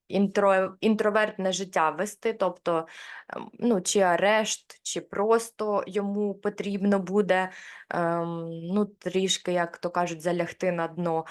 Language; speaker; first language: Ukrainian; non-native, local second language; Russian